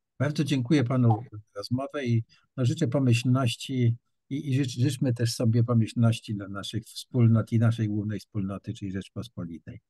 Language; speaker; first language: Polish; native; Polish